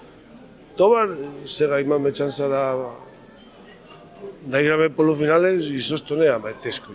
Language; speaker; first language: Macedonian; non-native, fluent; Spanish